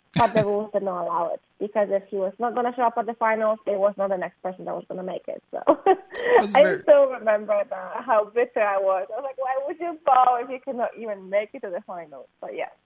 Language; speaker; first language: English; non-native, fluent; Polish